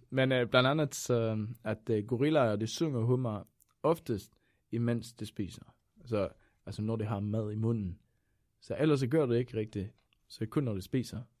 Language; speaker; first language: Danish; non-native, fluent; Swedish